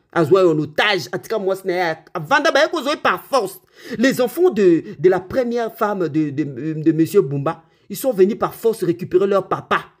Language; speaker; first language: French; non-native, local second language; Lingala